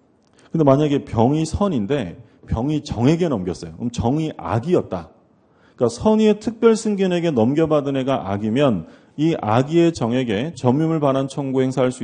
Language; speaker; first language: Korean; native; Korean